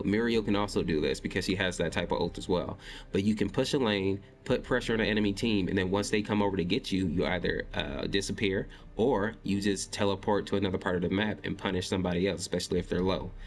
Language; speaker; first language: English; native; English